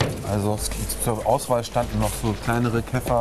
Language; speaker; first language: German; native; German